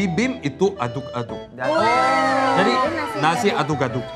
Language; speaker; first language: Indonesian; non-native, fluent; Korean